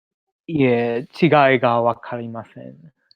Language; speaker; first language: Japanese; non-native, learner; English